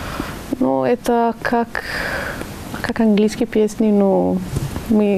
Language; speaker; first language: Russian; non-native, learner; Italian